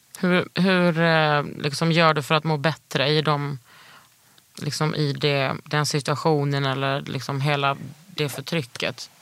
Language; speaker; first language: Swedish; native; Swedish